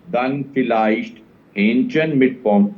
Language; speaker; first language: German; non-native, fluent; Urdu